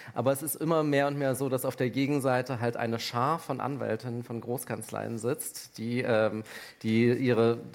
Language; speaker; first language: German; native; German